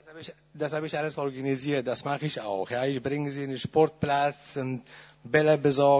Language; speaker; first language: German; non-native, learner; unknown